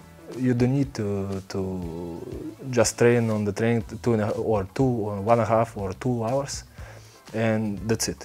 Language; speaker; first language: English; non-native, learner; Belarusian